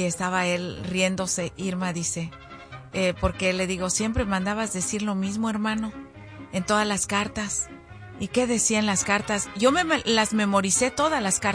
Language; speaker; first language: Spanish; native; Spanish